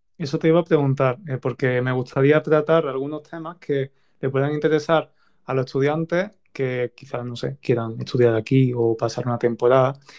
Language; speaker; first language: Spanish; native; Spanish